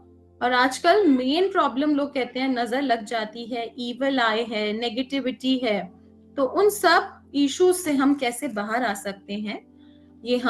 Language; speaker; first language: Hindi; native; Hindi